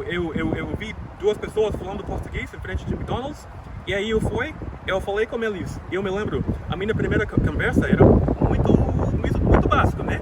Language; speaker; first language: Portuguese; non-native, fluent; English